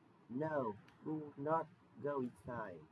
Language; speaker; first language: English; non-native, learner; Vietnamese